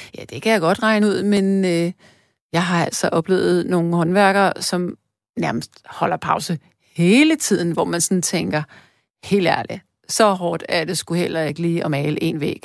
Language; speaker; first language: Danish; native; Danish